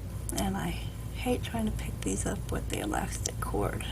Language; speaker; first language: English; native; English